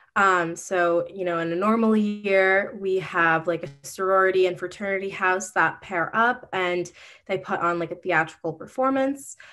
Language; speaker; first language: English; native; English